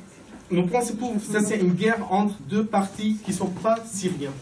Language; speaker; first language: French; non-native, fluent; Arabic